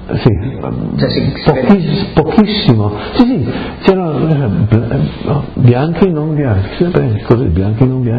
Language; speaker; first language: Italian; early bilingual, heritage; Friulian